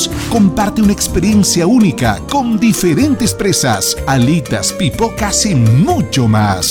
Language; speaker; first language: Spanish; native; Spanish